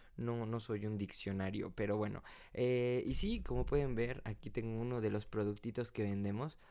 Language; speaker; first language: Spanish; native; Spanish